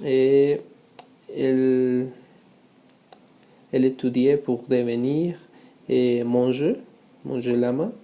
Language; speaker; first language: French; non-native, learner; Spanish